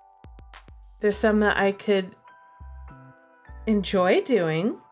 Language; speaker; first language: English; native; English